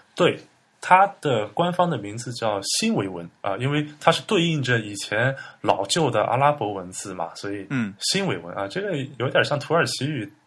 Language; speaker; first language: Chinese; native; Chinese